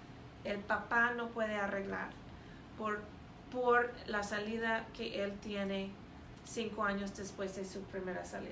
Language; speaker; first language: Spanish; non-native, fluent; English